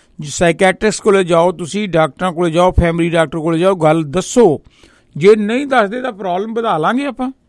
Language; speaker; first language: Punjabi; native; Punjabi